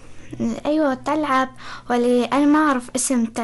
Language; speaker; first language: Arabic; non-native, learner; Persian